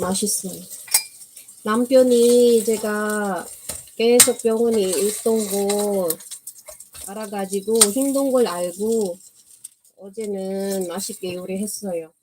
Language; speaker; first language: Korean; non-native, fluent; Filipino